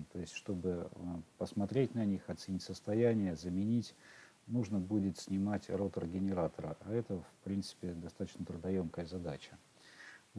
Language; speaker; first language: Russian; native; Russian